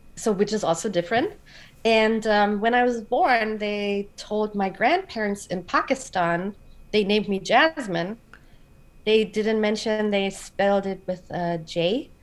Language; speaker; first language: English; non-native, fluent; German